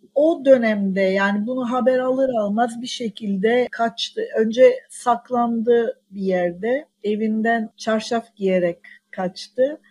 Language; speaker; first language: Turkish; non-native, local second language; Armenian